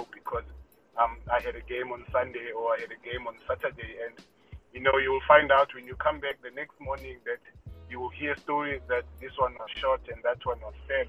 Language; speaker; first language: English; non-native, local second language; Xhosa